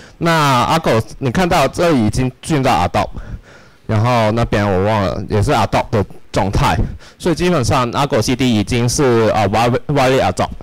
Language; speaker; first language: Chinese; non-native, local second language; Cantonese